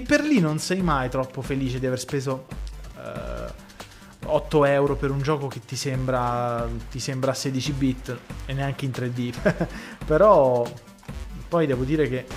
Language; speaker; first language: Italian; native; Italian